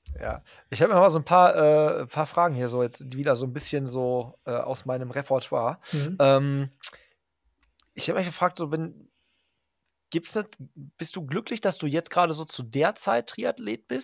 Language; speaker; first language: German; native; German